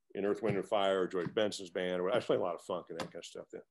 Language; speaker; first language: English; native; English